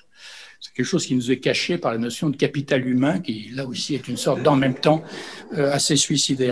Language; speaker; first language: French; native; French